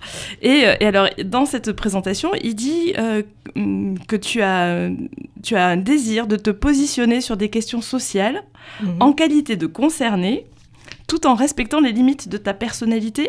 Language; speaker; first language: French; native; French